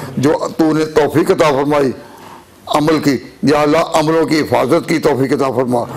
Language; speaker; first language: Urdu; non-native, local second language; Punjabi